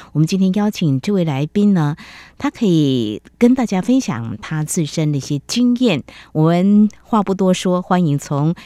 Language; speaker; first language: Chinese; native; Chinese